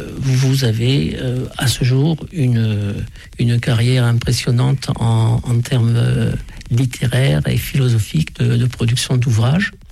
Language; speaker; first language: French; native; French